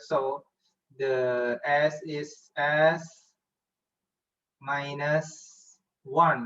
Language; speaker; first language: English; non-native, fluent; Indonesian